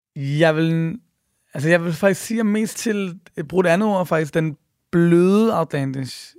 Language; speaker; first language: Danish; early bilingual, other home language; Persian